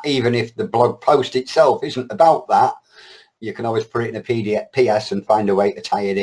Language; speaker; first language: English; native; English